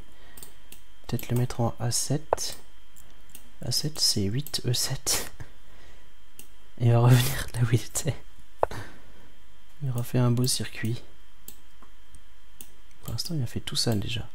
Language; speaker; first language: French; native; French